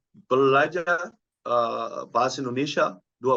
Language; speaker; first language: Indonesian; non-native, learner; Dutch